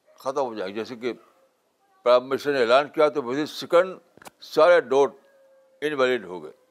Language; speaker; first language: Urdu; native; Urdu